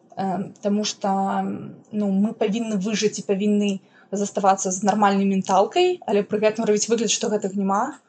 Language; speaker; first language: Belarusian; non-native, local second language; Russian